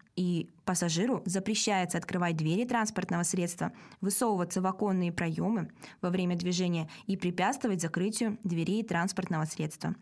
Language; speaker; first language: Russian; native; Russian